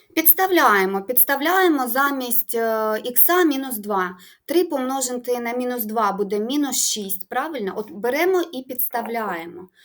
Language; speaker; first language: Ukrainian; native; Ukrainian